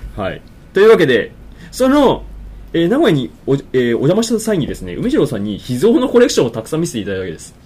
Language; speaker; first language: Japanese; native; Japanese